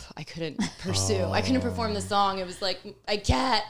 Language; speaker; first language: English; native; English